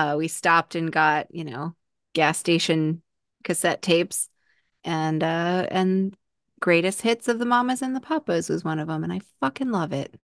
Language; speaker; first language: English; native; English